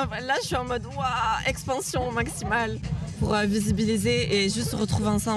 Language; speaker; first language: French; native; French